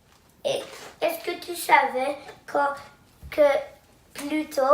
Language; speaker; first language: French; non-native, local second language; English